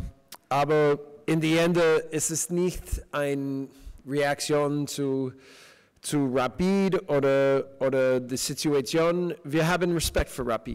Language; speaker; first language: German; non-native, fluent; English